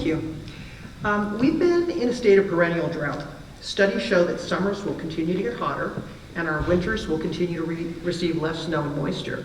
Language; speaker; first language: English; native; English